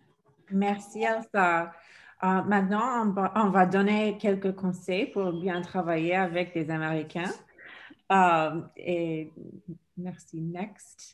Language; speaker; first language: French; non-native, fluent; English